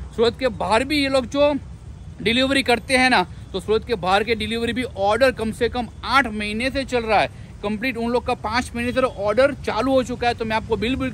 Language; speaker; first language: Hindi; non-native, local second language; Gujarati